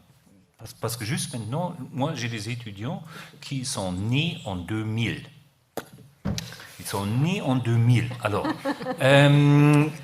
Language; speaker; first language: French; non-native, learner; German